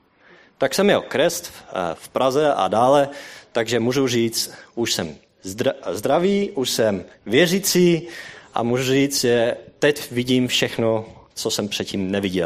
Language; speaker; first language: Czech; non-native, learner; Dutch